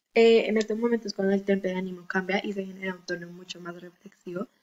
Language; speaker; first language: Spanish; native; Spanish